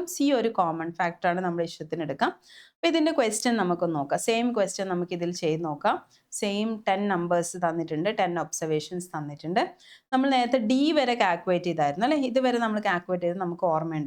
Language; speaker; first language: Malayalam; native; Malayalam